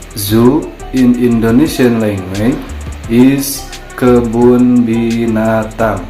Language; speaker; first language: English; non-native, learner; Indonesian